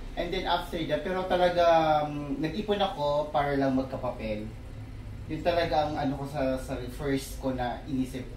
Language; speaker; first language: Filipino; non-native, local second language; Bikol